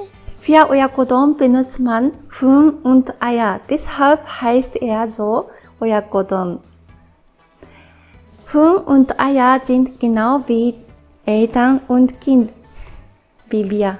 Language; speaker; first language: German; non-native, fluent; Japanese